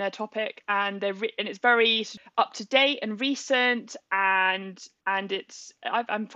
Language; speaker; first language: English; native; English